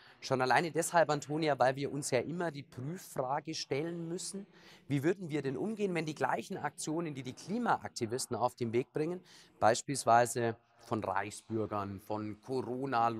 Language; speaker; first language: German; native; German